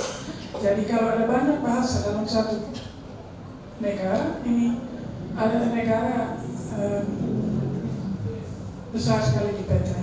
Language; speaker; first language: Indonesian; non-native, fluent; Dutch